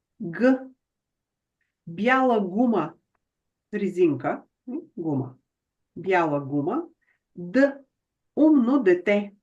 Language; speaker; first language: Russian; non-native, fluent; Bulgarian